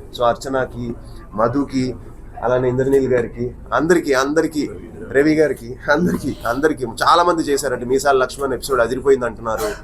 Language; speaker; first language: Telugu; native; Telugu